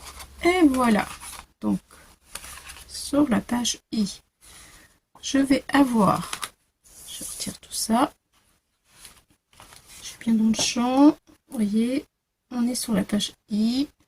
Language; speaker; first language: French; native; French